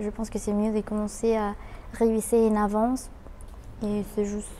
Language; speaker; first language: French; non-native, fluent; Spanish